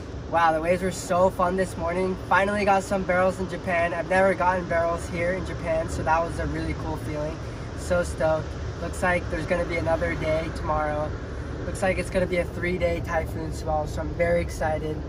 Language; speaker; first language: English; early bilingual, other home language; Japanese